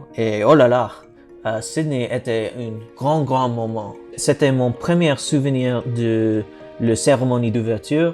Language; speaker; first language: French; non-native, learner; English